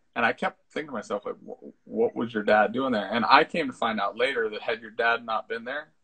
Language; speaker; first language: English; early bilingual, other home language; Italian